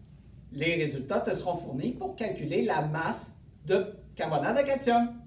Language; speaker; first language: French; native; French